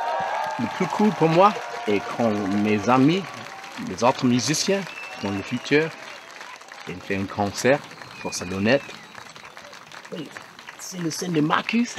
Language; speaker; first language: French; non-native, learner; English